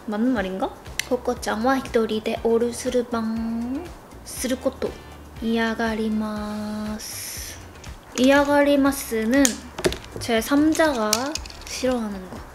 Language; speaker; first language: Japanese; non-native, learner; Korean